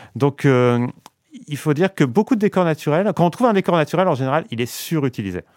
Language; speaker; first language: French; native; French